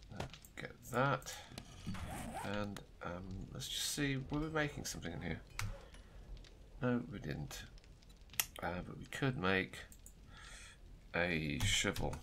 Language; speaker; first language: English; native; English